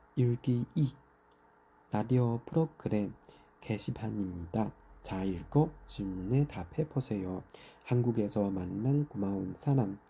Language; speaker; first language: Korean; non-native, learner; Chinese